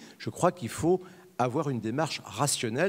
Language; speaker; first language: French; native; French